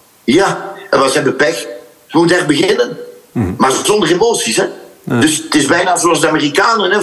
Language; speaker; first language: Dutch; native; Dutch